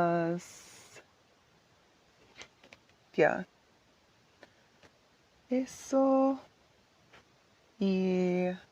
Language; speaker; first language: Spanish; non-native, learner; English